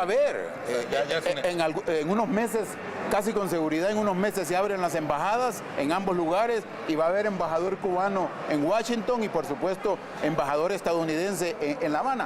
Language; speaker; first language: Spanish; native; Spanish